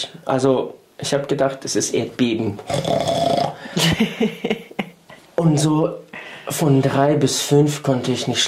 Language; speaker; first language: German; non-native, fluent; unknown